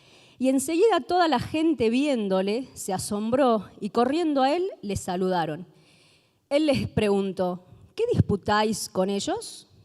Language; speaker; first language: Spanish; native; Spanish